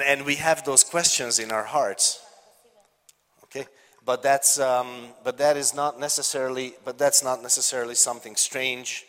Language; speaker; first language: English; non-native, fluent; Hungarian